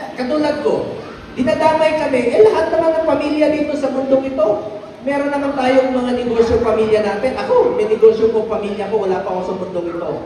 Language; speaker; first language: Filipino; non-native, local second language; Cebuano